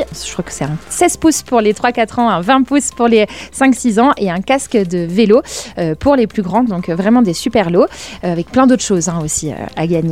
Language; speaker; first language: French; native; French